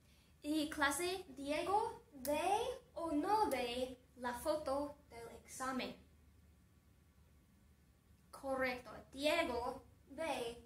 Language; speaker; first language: Spanish; non-native, fluent; English